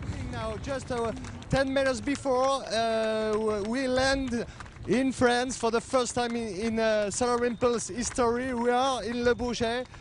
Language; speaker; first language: English; non-native, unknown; French